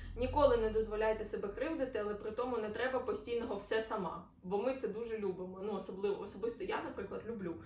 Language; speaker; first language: Ukrainian; non-native, local second language; Russian